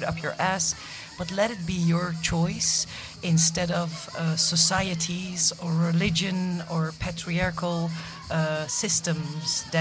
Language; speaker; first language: English; non-native, fluent; Dutch